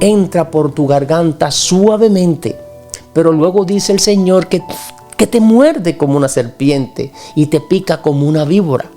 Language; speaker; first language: Spanish; native; Spanish